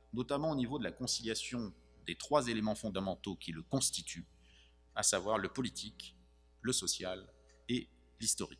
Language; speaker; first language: French; native; French